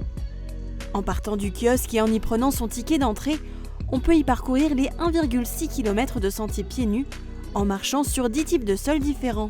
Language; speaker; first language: French; native; French